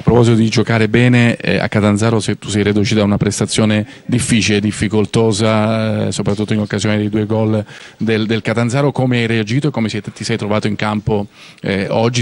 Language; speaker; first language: Italian; native; Italian